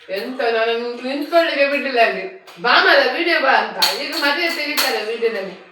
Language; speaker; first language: Kannada; non-native, local second language; Tulu